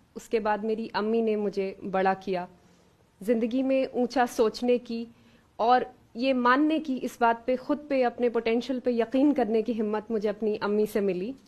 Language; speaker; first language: Hindi; native; Hindi